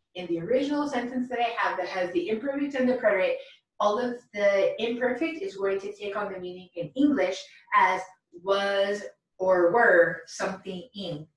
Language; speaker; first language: English; native; English